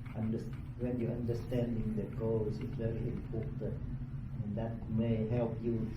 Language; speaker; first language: English; non-native, learner; Vietnamese